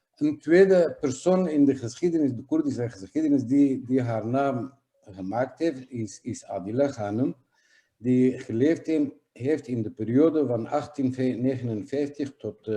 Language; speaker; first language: Dutch; non-native, fluent; Kurdish